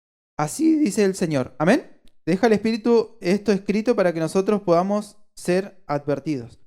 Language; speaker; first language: Spanish; native; Spanish